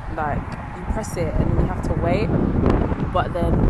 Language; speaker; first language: English; native; English